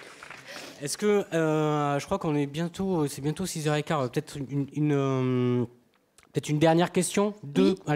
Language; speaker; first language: French; native; French